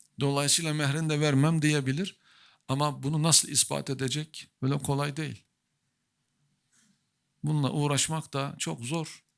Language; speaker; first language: Turkish; native; Turkish